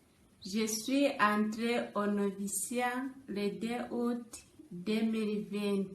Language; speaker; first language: French; non-native, local second language; Kinyarwanda